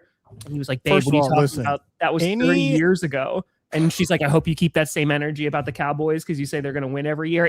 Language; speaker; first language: English; native; English